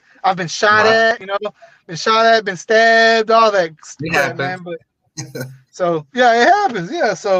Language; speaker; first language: English; native; English